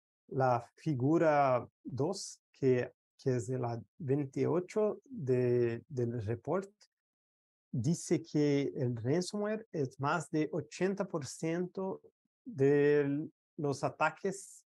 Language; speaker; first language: Spanish; non-native, fluent; Portuguese